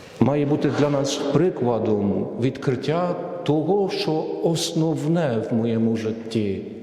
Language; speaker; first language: Polish; non-native, learner; Ukrainian